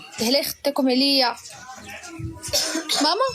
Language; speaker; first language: Arabic; native; Arabic